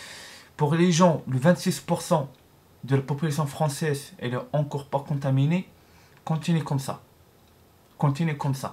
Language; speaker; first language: French; non-native, learner; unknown